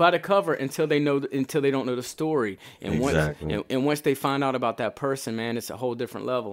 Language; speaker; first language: English; native; English